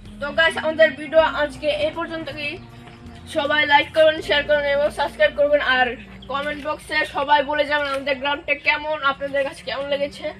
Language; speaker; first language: Bangla; native; Bangla